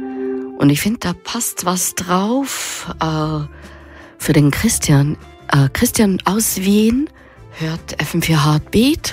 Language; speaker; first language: German; native; German